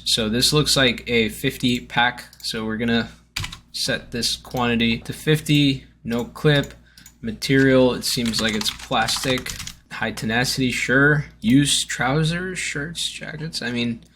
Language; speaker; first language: English; native; English